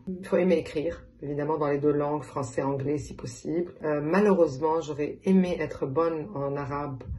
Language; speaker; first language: French; non-native, local second language; Arabic